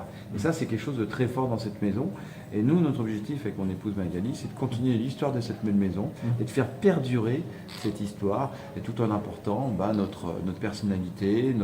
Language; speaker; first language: French; native; French